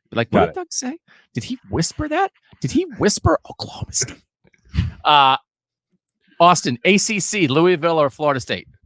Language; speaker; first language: English; native; English